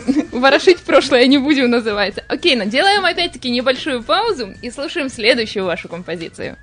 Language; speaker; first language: Russian; native; Russian